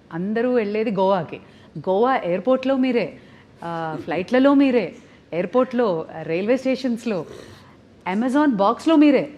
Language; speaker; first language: Telugu; native; Telugu